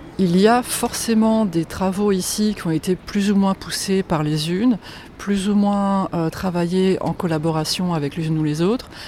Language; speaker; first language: French; non-native, fluent; Polish